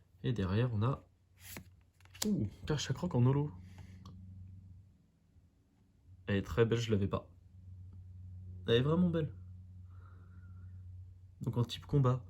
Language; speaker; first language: French; native; French